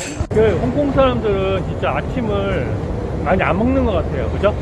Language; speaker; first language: Korean; native; Korean